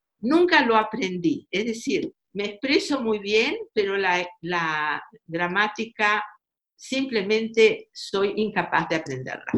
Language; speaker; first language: Spanish; native; Spanish